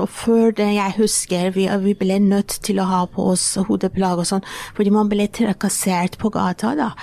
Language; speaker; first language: Norwegian; non-native, fluent; Persian